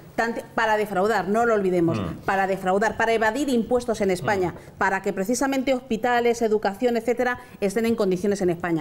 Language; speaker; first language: Spanish; native; Spanish